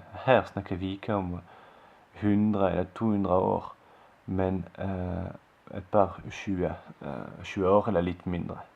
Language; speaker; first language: Norwegian; non-native, fluent; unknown